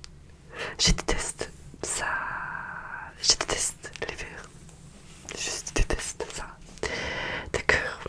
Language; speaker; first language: French; non-native, learner; Russian